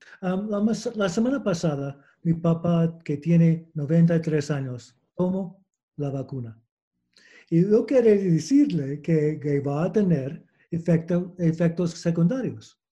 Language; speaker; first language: Spanish; non-native, learner; English